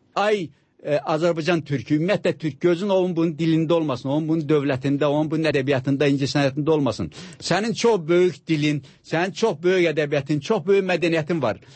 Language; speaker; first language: Azerbaijani; native; Azerbaijani